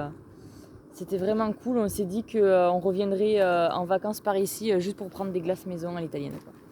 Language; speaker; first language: French; native; French